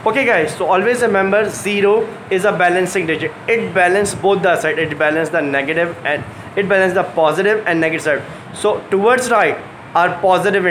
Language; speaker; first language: English; non-native, local second language; Hindi